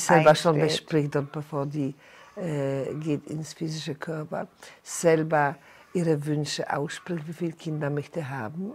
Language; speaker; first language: German; non-native, learner; Polish